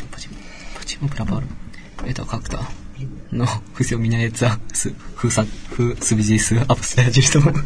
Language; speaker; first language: Russian; non-native, learner; Japanese